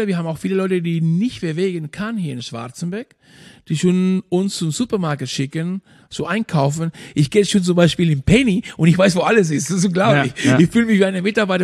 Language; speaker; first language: German; non-native, fluent; Spanish